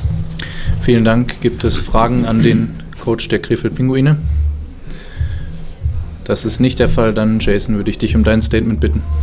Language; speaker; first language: German; native; German